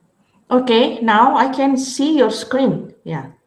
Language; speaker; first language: English; non-native, learner; Indonesian